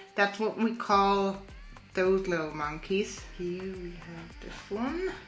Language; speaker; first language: English; non-native, fluent; German